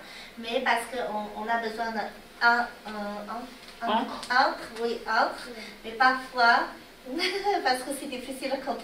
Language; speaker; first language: French; non-native, learner; Chinese